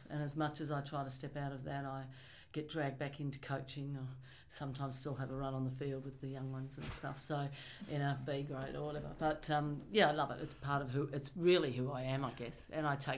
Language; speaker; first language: English; native; English